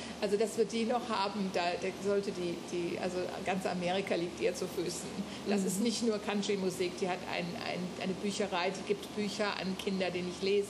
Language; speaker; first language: German; native; German